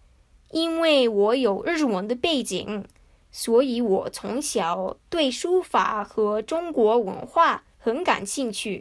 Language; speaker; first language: Chinese; non-native, fluent; Japanese